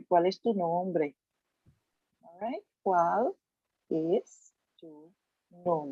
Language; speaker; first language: Spanish; non-native, fluent; English